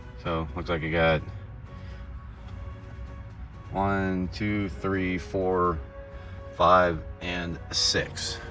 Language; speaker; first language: English; native; English